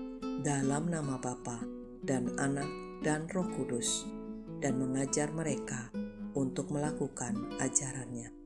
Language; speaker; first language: Indonesian; native; Indonesian